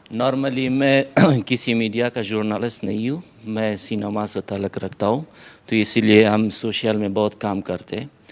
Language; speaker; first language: Hindi; non-native, fluent; Persian